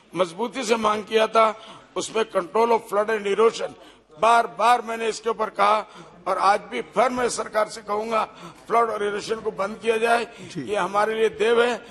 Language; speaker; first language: Hindi; non-native, local second language; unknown